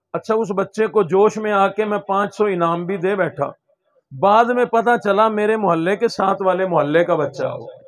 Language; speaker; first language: Urdu; non-native, local second language; Saraiki